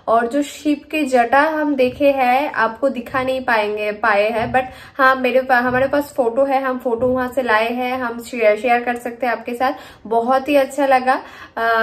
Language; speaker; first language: Hindi; non-native, local second language; Bangla